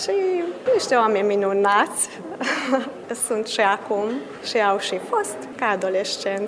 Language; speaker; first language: Romanian; early bilingual, heritage; Romanian